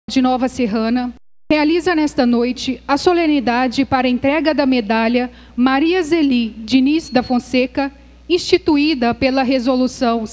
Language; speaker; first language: Portuguese; native; Portuguese